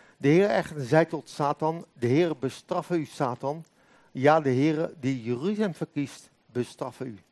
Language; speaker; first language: Dutch; native; Dutch